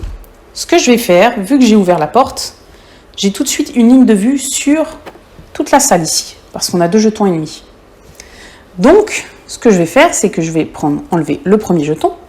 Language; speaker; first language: French; native; French